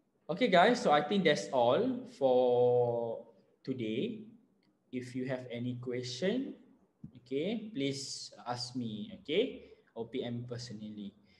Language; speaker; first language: English; non-native, local second language; Malay